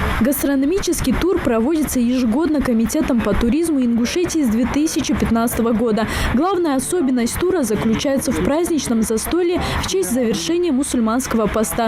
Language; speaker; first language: Russian; native; Russian